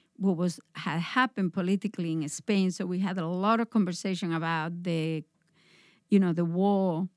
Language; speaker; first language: English; non-native, fluent; Spanish